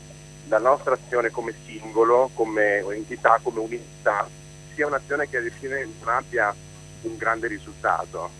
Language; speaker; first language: Italian; native; Italian